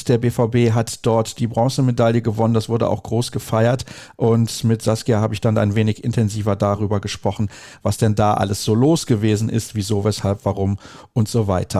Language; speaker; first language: German; native; German